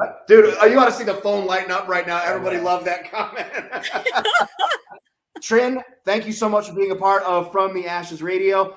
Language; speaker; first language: English; native; English